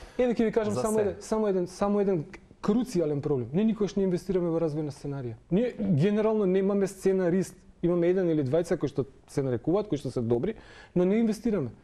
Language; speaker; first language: Macedonian; non-native, local second language; Serbian